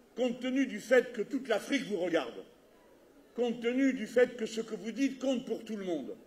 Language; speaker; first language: French; native; French